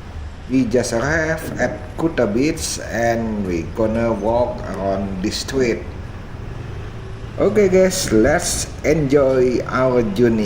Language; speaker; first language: English; non-native, fluent; Indonesian